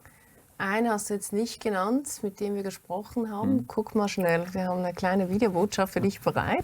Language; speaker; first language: German; native; German